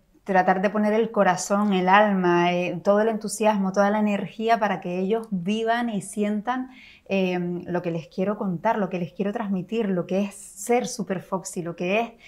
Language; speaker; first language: Spanish; native; Spanish